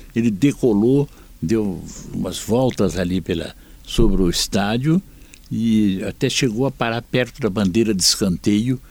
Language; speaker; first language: Portuguese; native; Portuguese